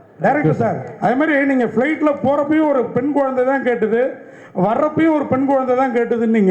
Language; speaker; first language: Tamil; native; Tamil